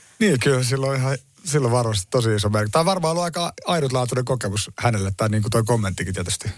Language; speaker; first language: Finnish; native; Finnish